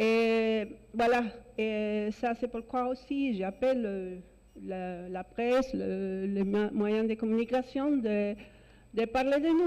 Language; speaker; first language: French; non-native, fluent; Spanish